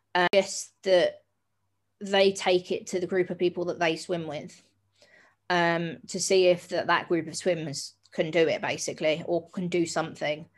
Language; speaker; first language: English; native; English